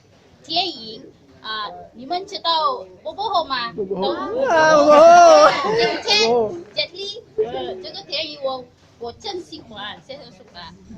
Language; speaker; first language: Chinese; non-native, learner; Indonesian